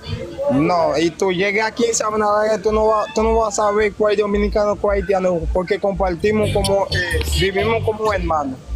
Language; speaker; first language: Spanish; non-native, learner; Haitian Creole